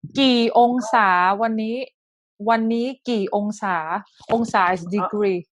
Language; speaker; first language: Thai; native; Thai